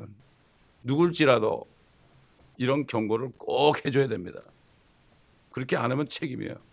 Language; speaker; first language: Korean; native; Korean